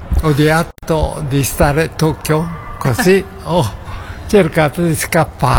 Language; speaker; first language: Italian; non-native, learner; Japanese